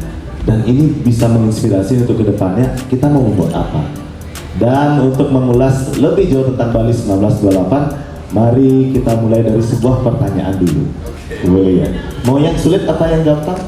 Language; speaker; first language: Indonesian; native; Indonesian